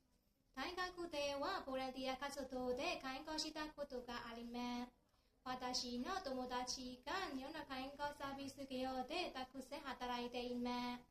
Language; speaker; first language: Japanese; non-native, learner; Burmese